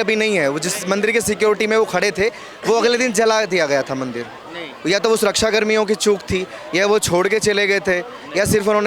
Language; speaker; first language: Hindi; native; Hindi